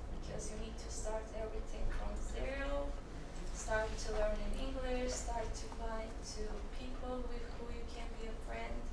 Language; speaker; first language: English; non-native, learner; Ukrainian